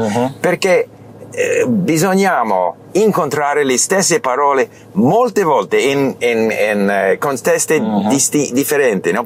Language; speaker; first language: Italian; non-native, learner; English